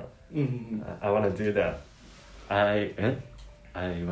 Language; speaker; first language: English; non-native, learner; Japanese